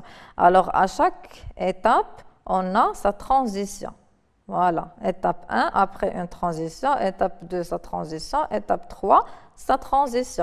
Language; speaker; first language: French; non-native, local second language; Arabic